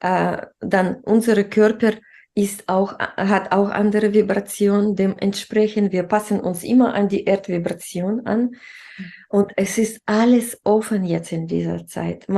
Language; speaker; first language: German; non-native, fluent; Russian